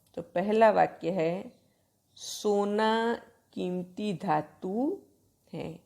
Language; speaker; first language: Hindi; non-native, local second language; Gujarati